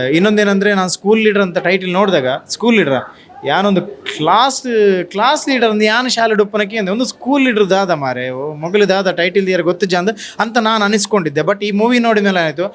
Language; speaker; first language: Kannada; non-native, local second language; Tulu